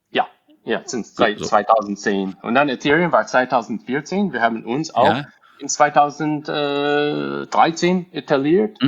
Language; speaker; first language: German; non-native, fluent; English